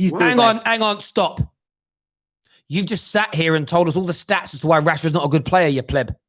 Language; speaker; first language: English; native; English